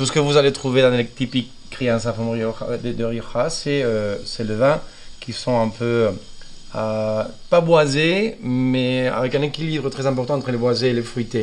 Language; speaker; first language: French; non-native, fluent; Spanish